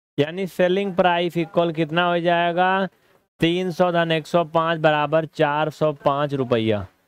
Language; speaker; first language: Hindi; native; Hindi